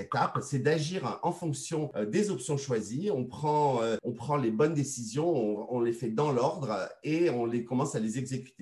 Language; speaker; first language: French; native; French